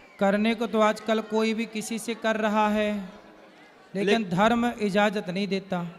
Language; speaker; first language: Hindi; native; Hindi